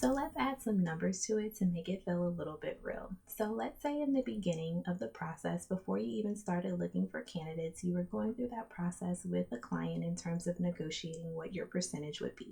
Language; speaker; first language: English; native; English